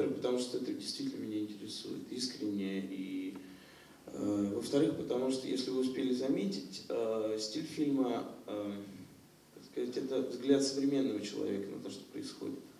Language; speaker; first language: Russian; native; Russian